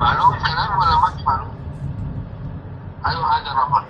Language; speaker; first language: Arabic; non-native, learner; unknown